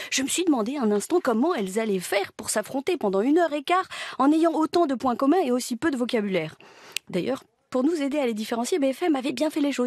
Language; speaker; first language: French; native; French